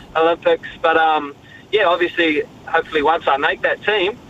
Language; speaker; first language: English; native; English